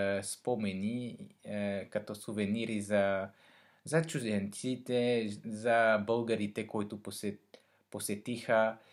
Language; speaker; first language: Bulgarian; non-native, learner; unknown